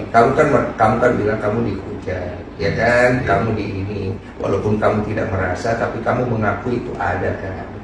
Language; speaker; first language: Indonesian; native; Indonesian